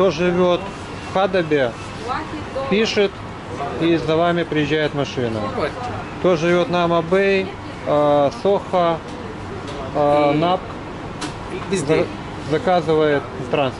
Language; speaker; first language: Russian; native; Russian